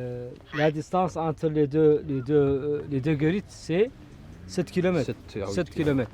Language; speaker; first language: French; non-native, local second language; Arabic